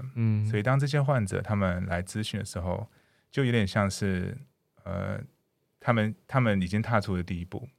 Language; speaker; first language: Chinese; non-native, fluent; English